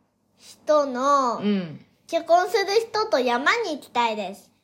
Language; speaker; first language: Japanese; early bilingual, other home language; Korean